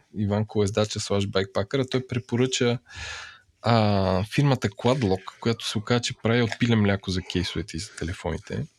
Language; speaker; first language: Bulgarian; native; Bulgarian